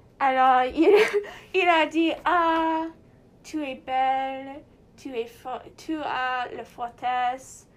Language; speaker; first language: French; non-native, learner; English